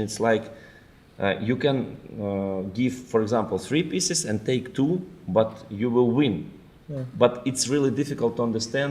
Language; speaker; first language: English; non-native, fluent; Ukrainian